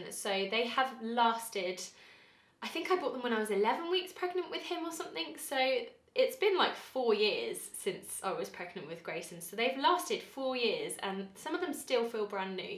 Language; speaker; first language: English; native; English